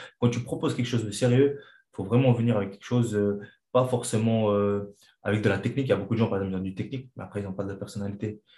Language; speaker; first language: French; non-native, fluent; Chechen